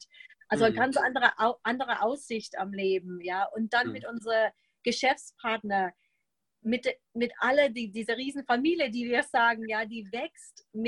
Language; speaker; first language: German; non-native, fluent; English